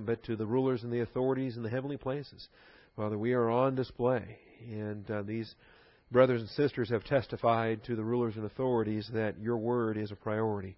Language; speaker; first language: English; native; English